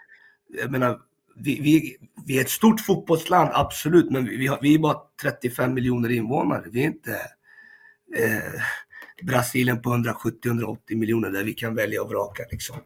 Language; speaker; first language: Swedish; early bilingual, other home language; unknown